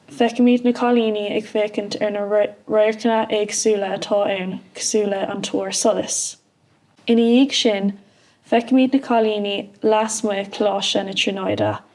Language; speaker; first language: Irish; non-native, local second language; English